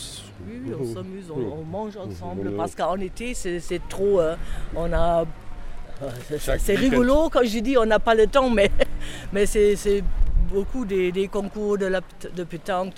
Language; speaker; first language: French; non-native, fluent; German